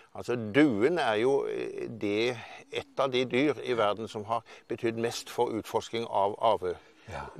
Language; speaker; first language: Norwegian; native; Norwegian